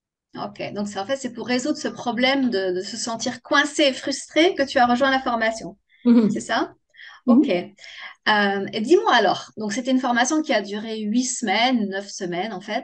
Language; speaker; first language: French; native; French